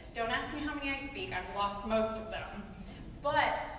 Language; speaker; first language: English; native; English